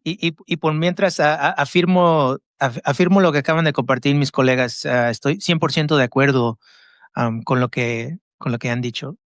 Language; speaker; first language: Spanish; early bilingual, heritage; Spanish